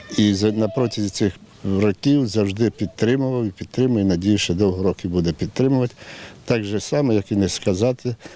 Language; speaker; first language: Ukrainian; native; Ukrainian